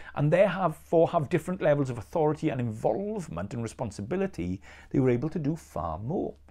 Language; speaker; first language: English; native; English